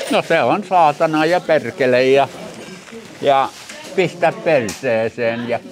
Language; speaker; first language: Finnish; early bilingual, other home language; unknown